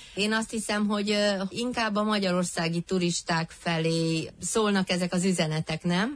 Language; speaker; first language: Hungarian; native; Hungarian